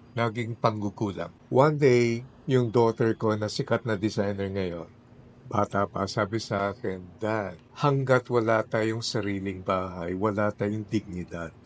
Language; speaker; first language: Filipino; non-native, local second language; Min Nan Chinese